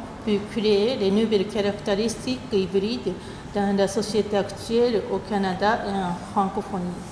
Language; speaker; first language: French; non-native, fluent; Japanese